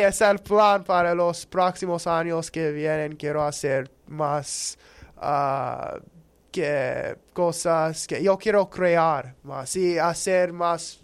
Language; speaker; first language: Spanish; non-native, fluent; English